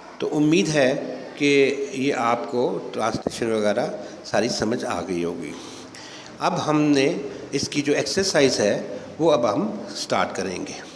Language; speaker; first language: Urdu; native; Urdu